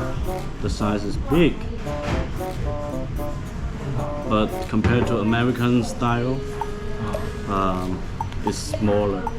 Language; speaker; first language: English; non-native, fluent; Chinese